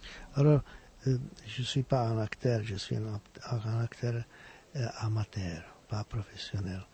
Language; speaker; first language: French; non-native, fluent; Czech